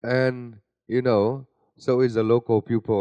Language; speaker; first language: English; non-native, learner; Vietnamese